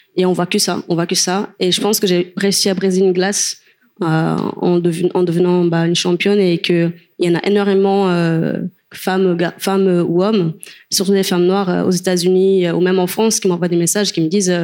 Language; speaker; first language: French; non-native, fluent; Kabuverdianu